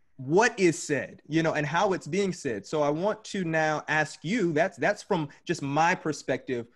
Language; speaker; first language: English; native; English